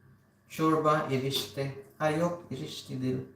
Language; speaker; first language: Turkish; non-native, learner; Filipino